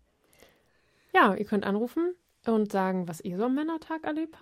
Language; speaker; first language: German; native; German